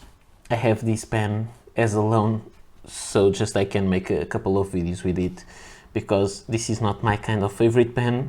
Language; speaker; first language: English; non-native, fluent; Portuguese